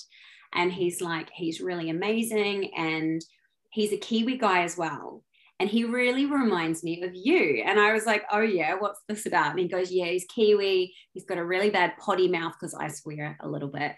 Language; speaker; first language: English; native; English